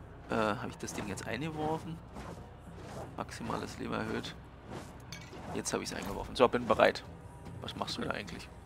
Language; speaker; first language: German; native; German